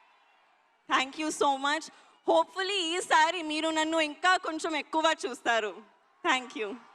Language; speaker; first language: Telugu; non-native, learner; Hindi